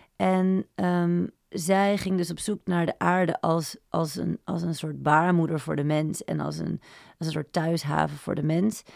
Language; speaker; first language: Dutch; native; Dutch